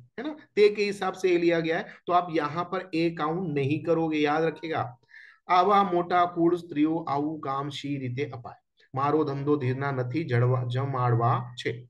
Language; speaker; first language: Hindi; non-native, local second language; Gujarati